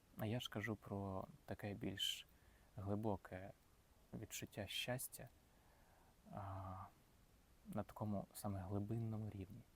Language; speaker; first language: Ukrainian; non-native, local second language; Russian